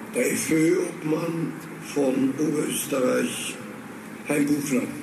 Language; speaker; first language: German; native; German